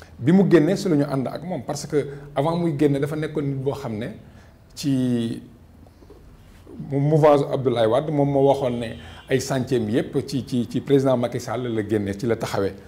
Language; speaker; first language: Wolof; native; Wolof